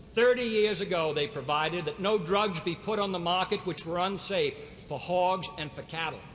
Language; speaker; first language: English; native; English